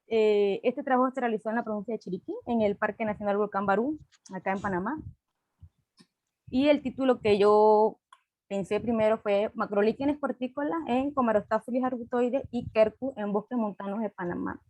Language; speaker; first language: Spanish; native; Spanish